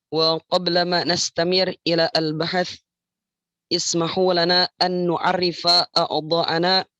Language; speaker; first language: Arabic; non-native, learner; Indonesian